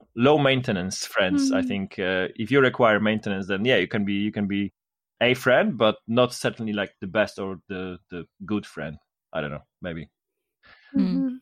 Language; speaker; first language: English; non-native, fluent; Polish